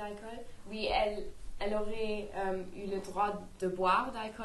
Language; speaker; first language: French; non-native, learner; English